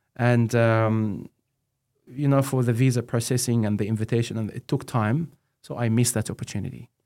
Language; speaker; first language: English; non-native, fluent; Arabic